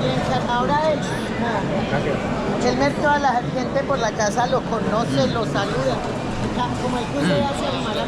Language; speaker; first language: Spanish; native; Spanish